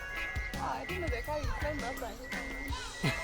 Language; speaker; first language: English; non-native, local second language; Swahili